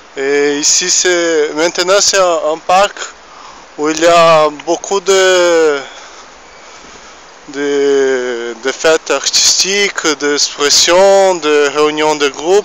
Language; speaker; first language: French; non-native, fluent; Portuguese